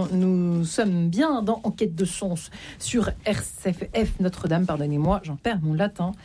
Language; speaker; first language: French; native; French